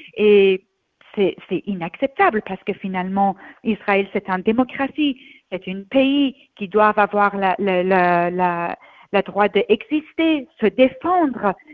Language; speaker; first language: French; non-native, fluent; Persian